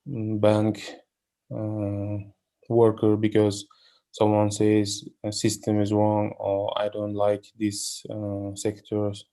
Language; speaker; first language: English; non-native, learner; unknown